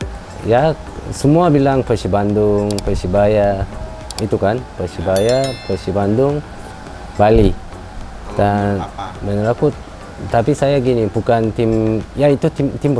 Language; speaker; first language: Indonesian; non-native, fluent; Korean